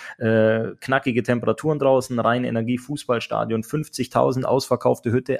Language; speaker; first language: German; native; German